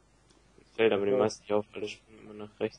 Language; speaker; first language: German; native; German